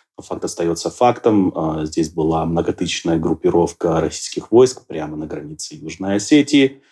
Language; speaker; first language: Russian; non-native, local second language; Georgian